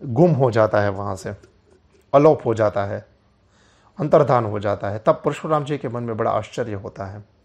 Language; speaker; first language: Hindi; non-native, local second language; Gujarati